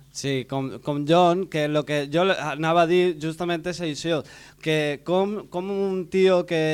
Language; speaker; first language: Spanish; non-native, local second language; Catalan